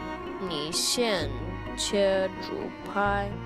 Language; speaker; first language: Chinese; non-native, learner; English